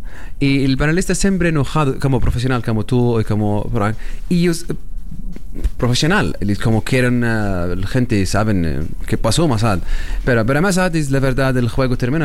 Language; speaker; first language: Spanish; non-native, learner; Arabic